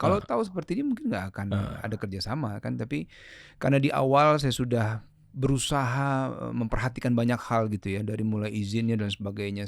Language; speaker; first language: Indonesian; native; Indonesian